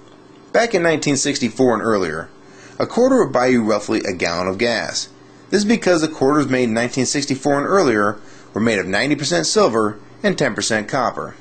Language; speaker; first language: English; native; English